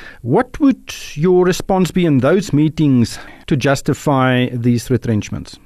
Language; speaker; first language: English; non-native, local second language; Afrikaans